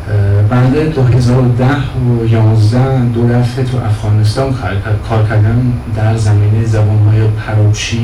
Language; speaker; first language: Persian; non-native, fluent; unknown